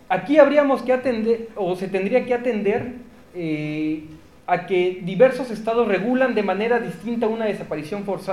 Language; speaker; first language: Spanish; native; Spanish